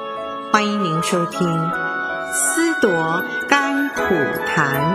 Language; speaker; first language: Chinese; native; Chinese